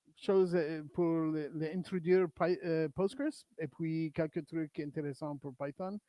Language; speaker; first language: French; non-native, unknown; English